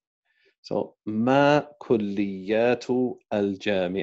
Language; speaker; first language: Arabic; non-native, fluent; English